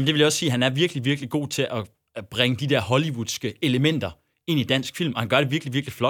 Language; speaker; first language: Danish; native; Danish